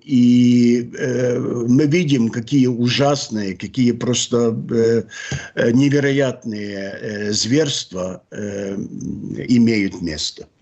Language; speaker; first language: Russian; non-native, local second language; Ukrainian